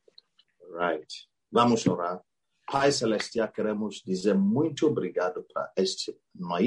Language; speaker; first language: Portuguese; non-native, learner; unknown